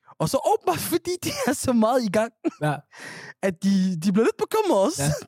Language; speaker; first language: Danish; early bilingual, other home language; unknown